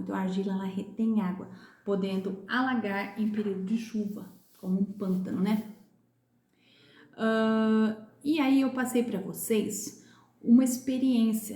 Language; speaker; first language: Portuguese; native; Portuguese